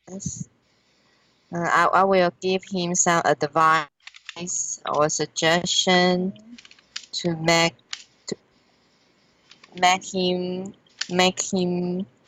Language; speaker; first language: English; non-native, learner; Chinese